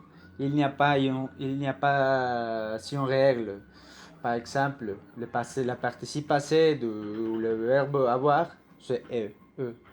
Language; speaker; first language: French; non-native, learner; Spanish